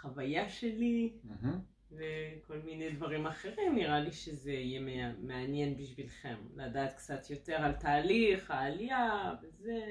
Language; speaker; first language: Hebrew; non-native, fluent; French